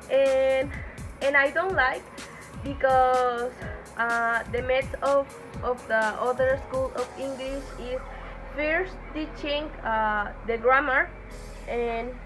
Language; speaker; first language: English; non-native, learner; Spanish